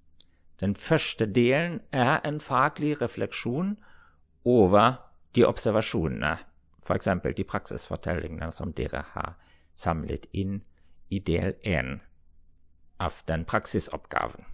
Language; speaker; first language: Norwegian; non-native, fluent; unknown